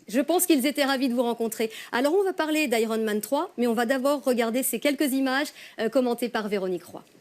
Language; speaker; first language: French; native; French